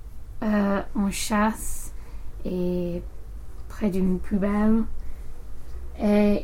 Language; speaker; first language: French; non-native, learner; English